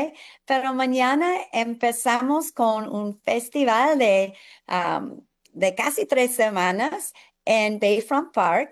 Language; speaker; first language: Spanish; non-native, fluent; English